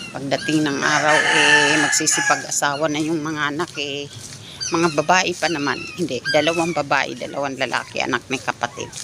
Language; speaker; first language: Filipino; non-native, local second language; Cebuano